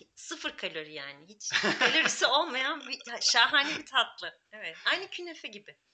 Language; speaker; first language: Turkish; native; Turkish